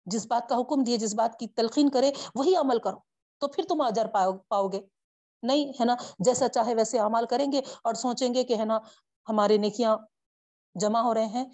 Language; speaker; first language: Urdu; native; Urdu